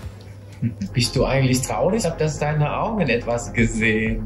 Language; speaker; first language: German; non-native, learner; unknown